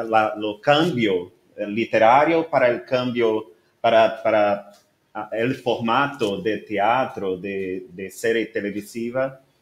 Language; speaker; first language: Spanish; non-native, learner; Portuguese